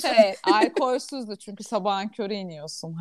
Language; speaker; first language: Turkish; native; Turkish